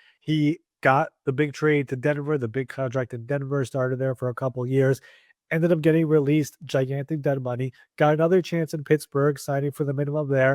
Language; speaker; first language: English; native; English